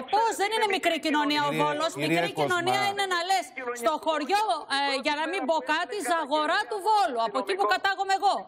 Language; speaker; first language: Greek; native; Greek